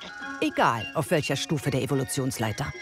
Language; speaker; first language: German; native; German